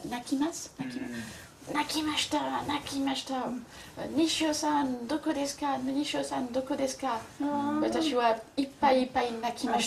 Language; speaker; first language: Japanese; non-native, learner; French